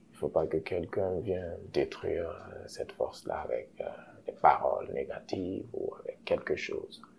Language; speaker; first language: French; non-native, local second language; Susu